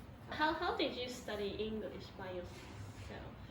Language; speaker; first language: English; non-native, fluent; Japanese